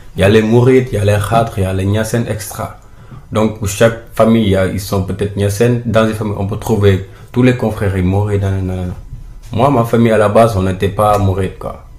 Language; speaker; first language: French; non-native, local second language; Wolof